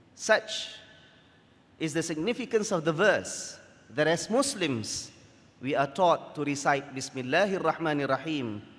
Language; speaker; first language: English; non-native, local second language; Malay